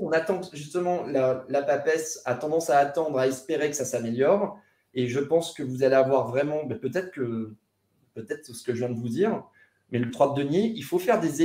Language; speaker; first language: French; native; French